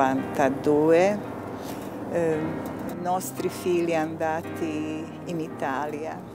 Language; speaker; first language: Italian; non-native, learner; Bosnian